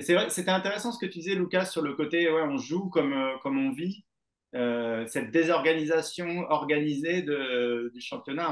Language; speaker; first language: French; native; French